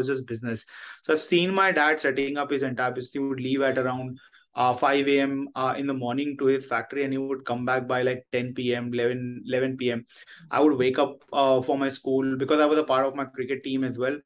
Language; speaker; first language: English; non-native, local second language; Hindi